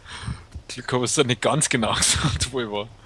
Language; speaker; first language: German; native; German